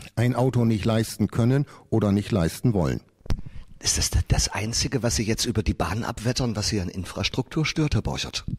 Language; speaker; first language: German; native; German